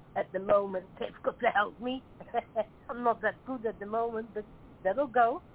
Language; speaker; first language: English; non-native, fluent; Dutch